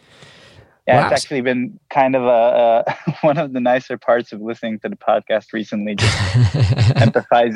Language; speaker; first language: English; non-native, fluent; Hebrew